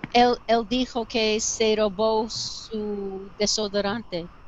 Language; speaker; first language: Spanish; non-native, learner; English